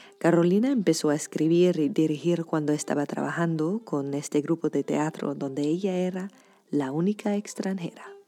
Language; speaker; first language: Spanish; non-native, fluent; English